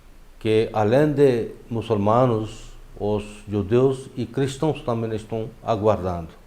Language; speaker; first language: Portuguese; non-native, fluent; Urdu